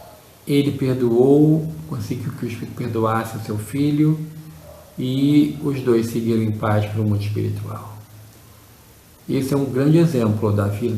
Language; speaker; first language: Portuguese; native; Portuguese